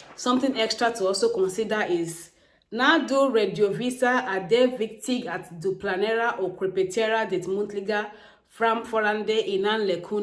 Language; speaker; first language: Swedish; non-native, learner; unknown